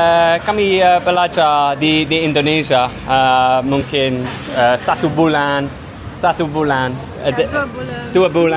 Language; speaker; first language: Indonesian; non-native, learner; English